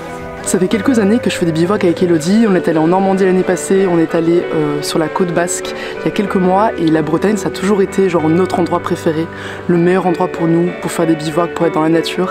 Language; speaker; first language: French; native; French